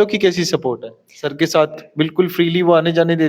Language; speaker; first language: Urdu; native; Urdu